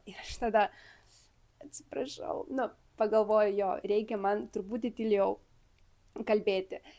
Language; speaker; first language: Lithuanian; early bilingual, other home language; Spanish